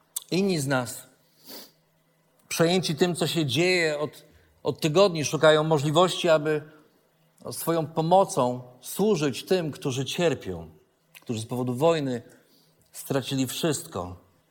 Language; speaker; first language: Polish; native; Polish